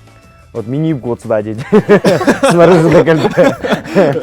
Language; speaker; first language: Russian; native; Russian